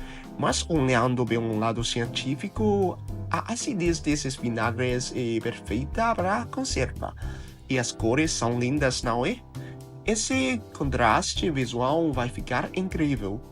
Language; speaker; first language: Portuguese; non-native, learner; Chinese